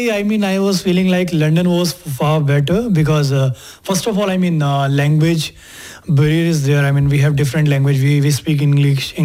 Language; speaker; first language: English; non-native, local second language; Hindi